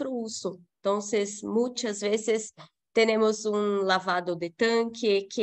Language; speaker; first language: Spanish; non-native, fluent; Portuguese